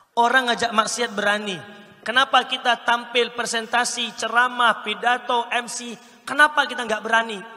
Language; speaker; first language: Indonesian; native; Indonesian